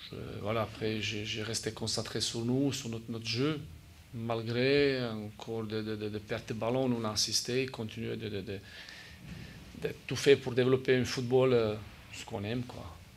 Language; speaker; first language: French; native; French